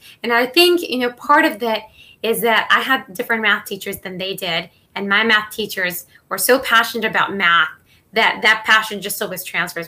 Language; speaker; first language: English; non-native, fluent; Spanish